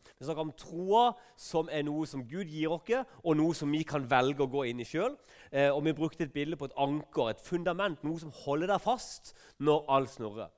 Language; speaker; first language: Norwegian; native; Norwegian